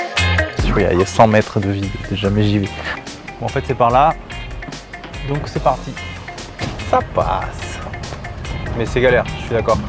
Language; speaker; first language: French; native; French